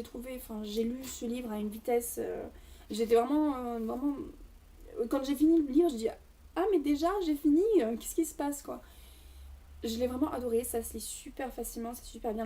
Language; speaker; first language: French; native; French